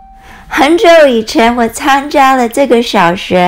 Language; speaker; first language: Chinese; non-native, learner; English